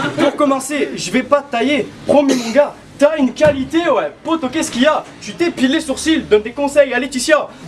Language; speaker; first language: French; native; French